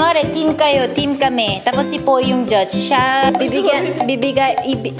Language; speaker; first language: Filipino; non-native, fluent; Korean